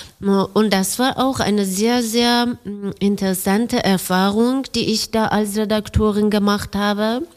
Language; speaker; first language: German; non-native, fluent; Persian